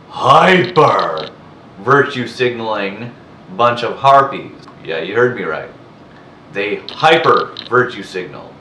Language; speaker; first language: English; native; English